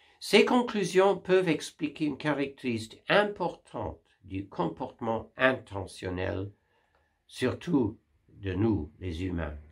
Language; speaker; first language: French; non-native, fluent; English